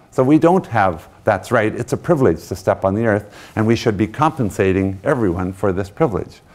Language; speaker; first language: English; native; English